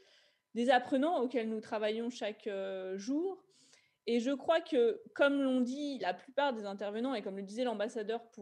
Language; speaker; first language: French; native; French